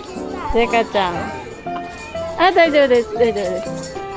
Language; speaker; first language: Japanese; non-native, learner; Filipino